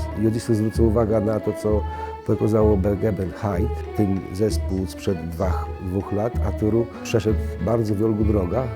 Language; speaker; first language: Polish; native; Polish